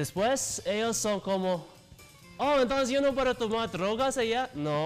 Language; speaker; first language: Spanish; non-native, learner; English